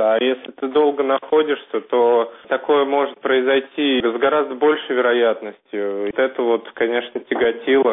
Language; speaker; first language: Russian; native; Russian